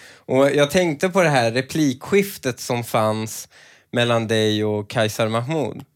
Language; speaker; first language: Swedish; early bilingual, other home language; Persian